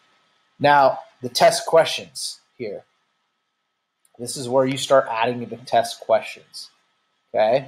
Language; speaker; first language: English; native; English